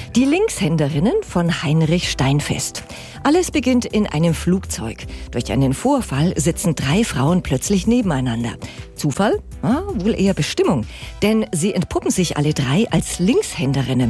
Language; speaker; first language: German; native; German